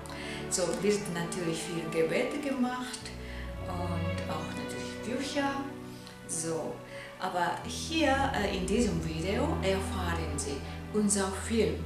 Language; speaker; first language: German; non-native, fluent; Japanese